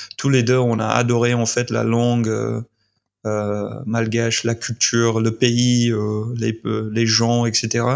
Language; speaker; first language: French; non-native, fluent; English